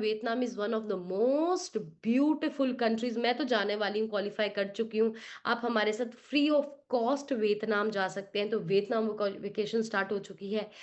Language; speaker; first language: Hindi; non-native, local second language; Punjabi